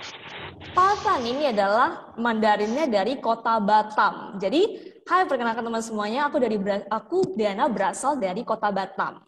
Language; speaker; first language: Indonesian; native; Indonesian